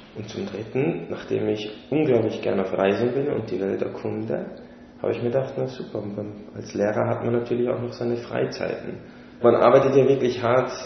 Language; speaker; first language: German; native; German